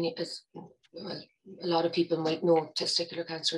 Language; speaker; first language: English; native; English